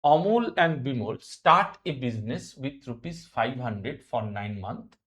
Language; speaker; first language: English; non-native, local second language; Bangla